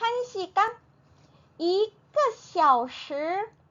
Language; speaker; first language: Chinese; non-native, fluent; Korean